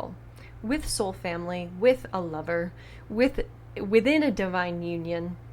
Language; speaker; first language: English; native; English